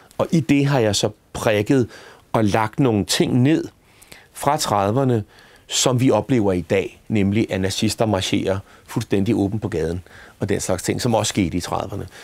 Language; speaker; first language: Danish; native; Danish